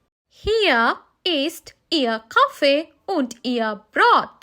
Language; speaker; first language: German; non-native, learner; Sinhala